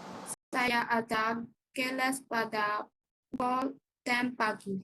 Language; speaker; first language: Indonesian; non-native, learner; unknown